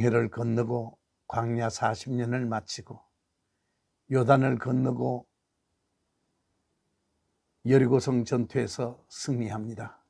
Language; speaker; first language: Korean; native; Korean